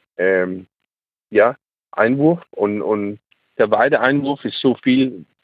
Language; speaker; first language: German; non-native, learner; Danish